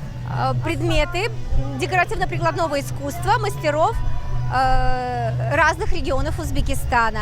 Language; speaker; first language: Russian; native; Russian